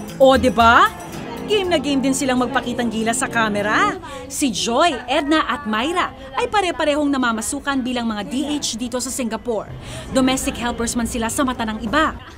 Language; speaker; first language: Filipino; native; Filipino